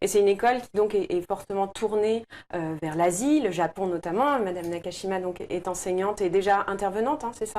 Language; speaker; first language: French; native; French